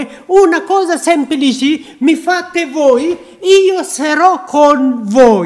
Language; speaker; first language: Italian; non-native, learner; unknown